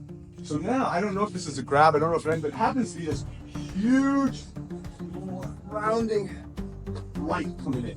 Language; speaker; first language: English; native; English